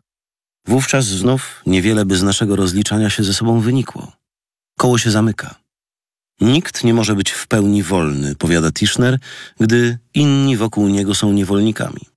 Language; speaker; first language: Polish; native; Polish